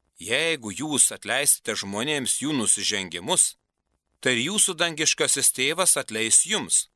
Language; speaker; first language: Lithuanian; native; Lithuanian